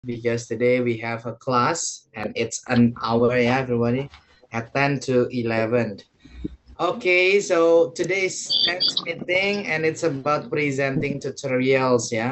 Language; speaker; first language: English; non-native, fluent; Indonesian